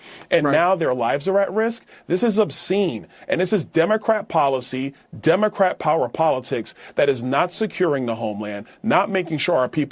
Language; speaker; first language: English; native; English